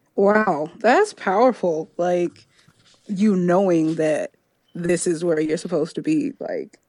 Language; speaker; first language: English; native; English